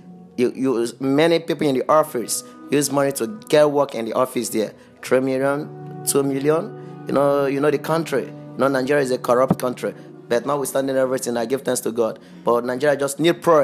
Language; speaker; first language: English; non-native, local second language; Igbo